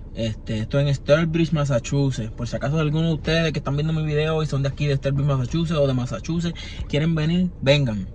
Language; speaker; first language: Spanish; early bilingual, heritage; Spanish